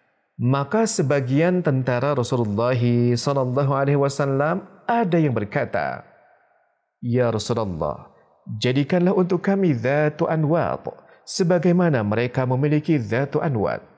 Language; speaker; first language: Indonesian; native; Indonesian